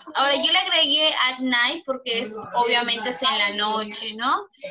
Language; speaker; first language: Spanish; native; Spanish